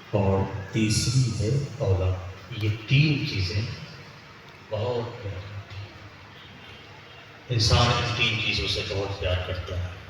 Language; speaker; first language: Urdu; native; Urdu